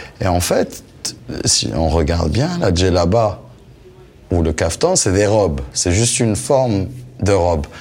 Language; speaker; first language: French; non-native, local second language; Arabic